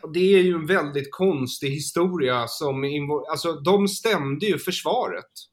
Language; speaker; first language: Swedish; native; Swedish